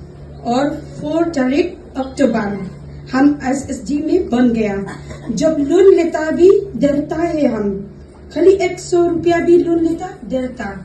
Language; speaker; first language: Hindi; non-native, local second language; Khasi